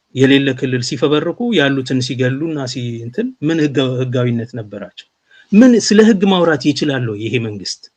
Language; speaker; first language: Amharic; non-native, local second language; Oromo